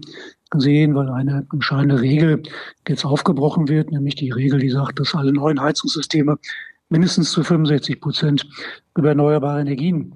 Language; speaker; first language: German; native; German